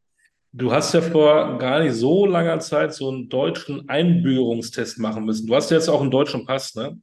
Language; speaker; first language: German; native; German